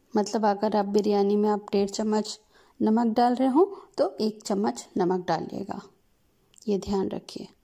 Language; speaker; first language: Hindi; non-native, local second language; Telugu